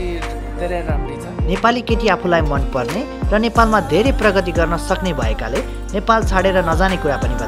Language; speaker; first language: Nepali; native; Nepali